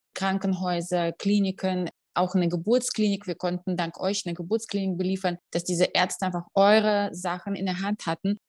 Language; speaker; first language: German; non-native, fluent; Russian